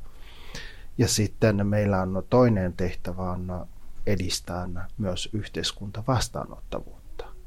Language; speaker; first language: Finnish; non-native, fluent; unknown